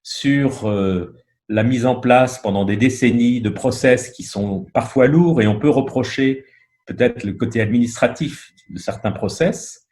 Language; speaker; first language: French; native; French